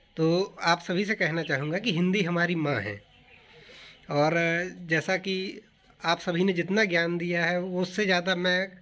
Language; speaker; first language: Hindi; native; Hindi